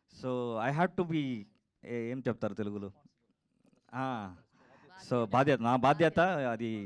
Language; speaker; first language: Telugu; non-native, learner; Kannada